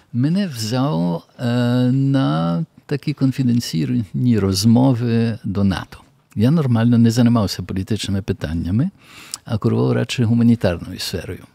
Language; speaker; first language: Ukrainian; early bilingual, heritage; Ukrainian